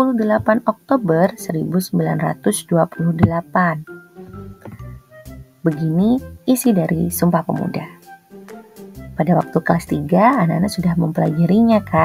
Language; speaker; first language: Indonesian; native; Indonesian